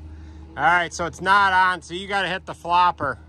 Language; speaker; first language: English; native; English